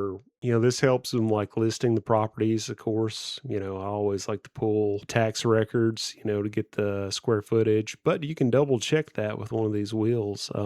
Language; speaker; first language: English; native; English